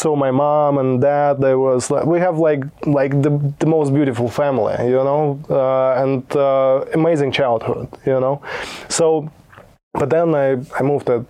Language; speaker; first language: English; non-native, fluent; Russian